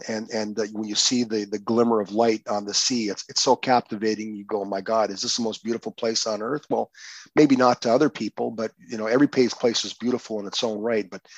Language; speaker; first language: English; non-native, fluent; Croatian